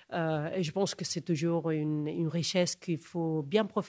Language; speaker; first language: French; non-native, fluent; Catalan